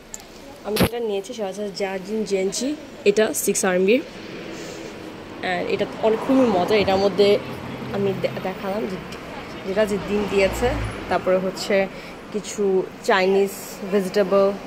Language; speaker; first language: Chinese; non-native, learner; Bangla